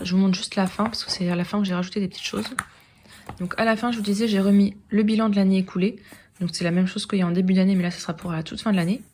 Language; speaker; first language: French; native; French